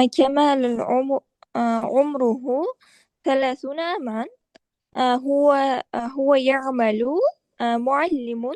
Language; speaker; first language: Arabic; non-native, learner; Uzbek